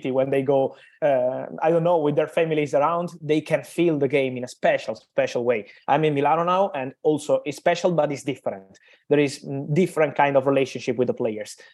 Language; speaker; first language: English; non-native, fluent; Italian